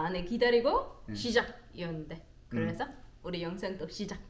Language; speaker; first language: Korean; non-native, learner; German